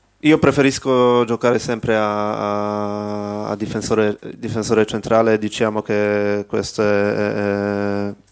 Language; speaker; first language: Italian; non-native, learner; Polish